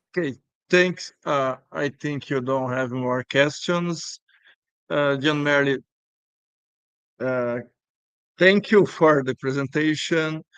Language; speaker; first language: English; non-native, learner; Portuguese